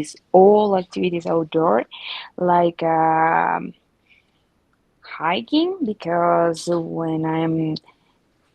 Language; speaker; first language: English; non-native, learner; Spanish